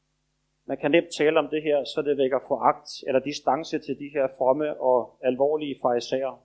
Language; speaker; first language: Danish; native; Danish